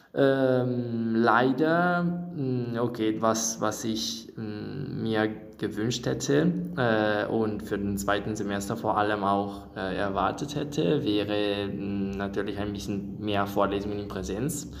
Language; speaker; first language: German; non-native, fluent; Italian